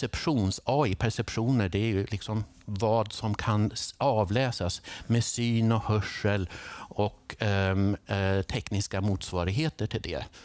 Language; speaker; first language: Swedish; native; Swedish